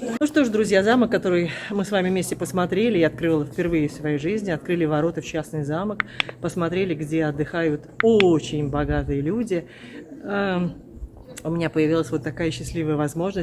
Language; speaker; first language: Russian; native; Russian